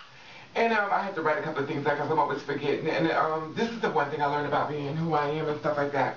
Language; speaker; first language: English; native; English